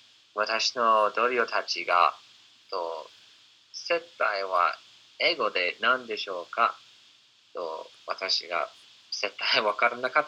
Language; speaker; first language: Japanese; non-native, fluent; English